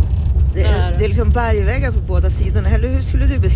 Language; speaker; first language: Swedish; native; Swedish